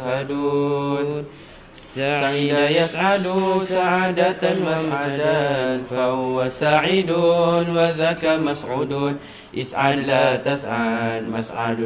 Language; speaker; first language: Arabic; non-native, learner; Malay